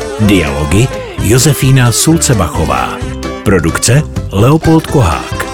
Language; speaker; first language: Czech; native; Czech